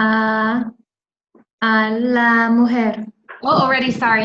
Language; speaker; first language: Spanish; non-native, learner; Vietnamese